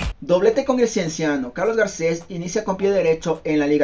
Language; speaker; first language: Spanish; native; Spanish